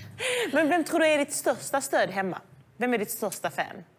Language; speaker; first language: Swedish; native; Swedish